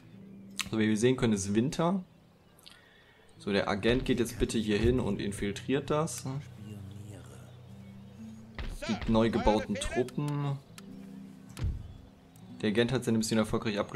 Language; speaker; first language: German; native; German